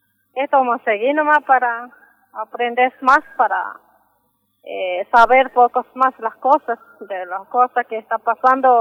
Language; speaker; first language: Spanish; non-native, local second language; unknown